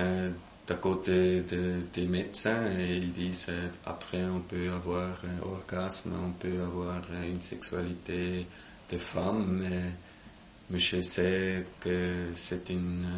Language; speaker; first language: French; non-native, local second language; German